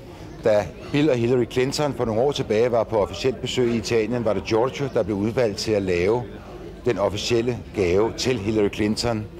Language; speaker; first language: Danish; native; Danish